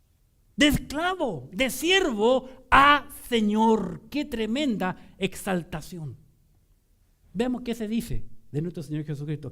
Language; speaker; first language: Spanish; native; Spanish